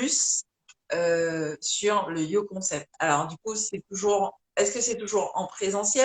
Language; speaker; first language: French; native; French